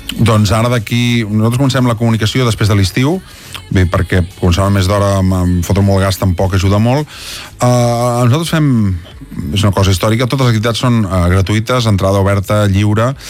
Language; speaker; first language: Catalan; native; Catalan